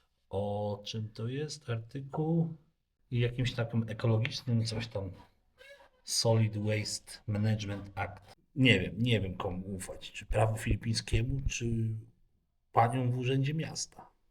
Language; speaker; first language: Polish; native; Polish